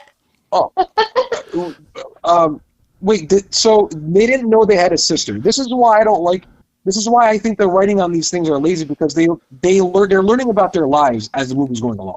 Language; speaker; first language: English; native; English